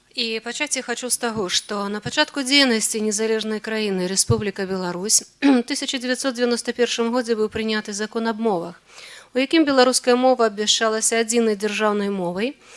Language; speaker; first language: Belarusian; native; Belarusian